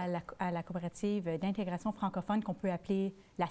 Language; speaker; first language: French; native; French